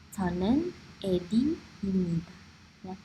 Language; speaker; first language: Korean; non-native, fluent; Indonesian